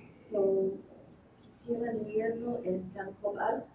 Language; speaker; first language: Spanish; non-native, fluent; English